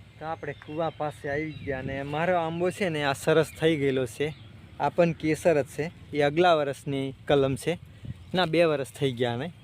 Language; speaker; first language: Gujarati; native; Gujarati